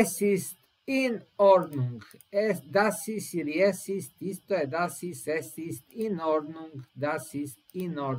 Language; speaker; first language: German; non-native, learner; Serbian